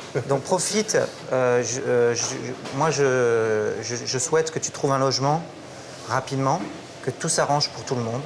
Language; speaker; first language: French; native; French